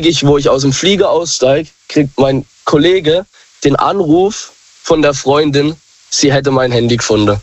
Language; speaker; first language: German; native; German